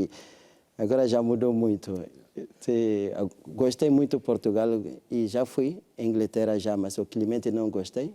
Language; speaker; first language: Portuguese; non-native, learner; French